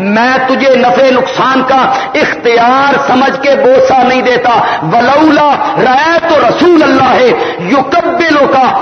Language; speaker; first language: Urdu; non-native, local second language; Punjabi